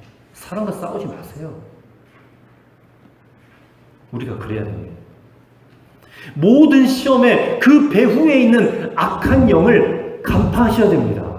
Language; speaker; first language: Korean; native; Korean